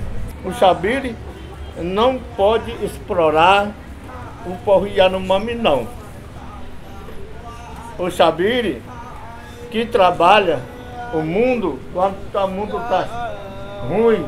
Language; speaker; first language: Portuguese; non-native, local second language; Yanomámi